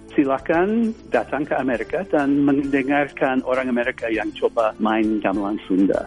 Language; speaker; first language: Indonesian; non-native, fluent; English